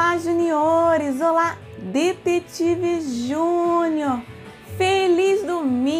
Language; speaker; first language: Portuguese; native; Portuguese